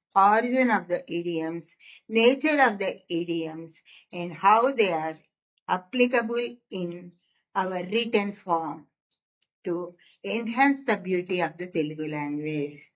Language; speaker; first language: English; non-native, local second language; Telugu